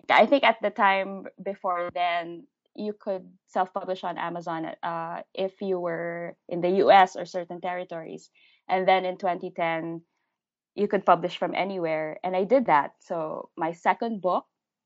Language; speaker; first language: English; native; English